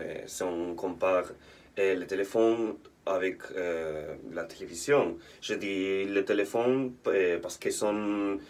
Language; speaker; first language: French; non-native, learner; Spanish